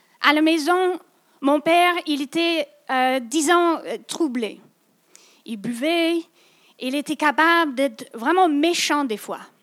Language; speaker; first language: French; non-native, local second language; English